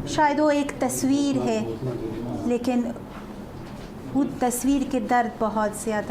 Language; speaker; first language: Hindi; non-native, fluent; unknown